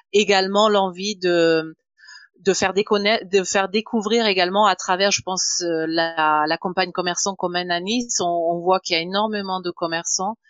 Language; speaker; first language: French; non-native, fluent; German